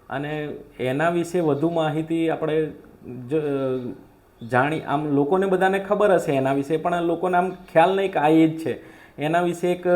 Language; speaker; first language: Gujarati; native; Gujarati